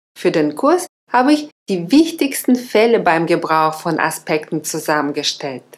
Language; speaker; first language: German; non-native, fluent; Russian